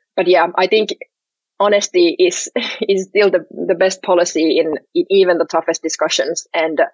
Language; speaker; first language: English; non-native, fluent; Finnish